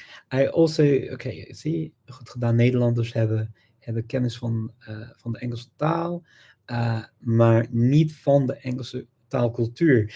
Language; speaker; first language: Dutch; non-native, fluent; English